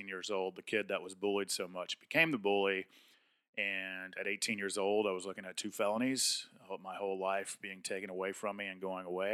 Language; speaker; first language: English; native; English